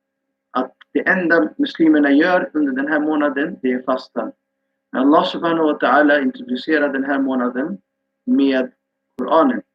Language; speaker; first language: Swedish; non-native, fluent; Urdu